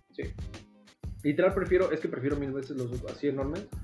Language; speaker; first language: Spanish; native; Spanish